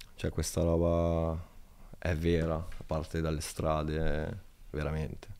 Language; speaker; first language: Italian; native; Italian